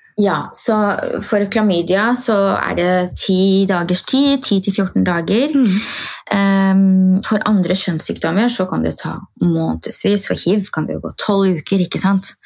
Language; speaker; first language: Norwegian; early bilingual, other home language; Arabic